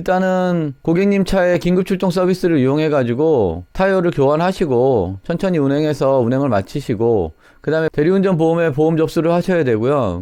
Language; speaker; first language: Korean; native; Korean